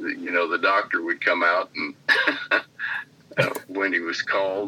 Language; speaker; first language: English; native; English